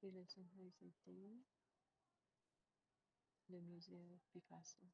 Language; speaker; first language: French; non-native, learner; Chinese